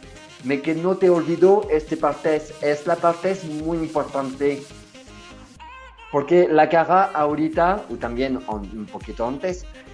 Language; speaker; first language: Spanish; non-native, learner; French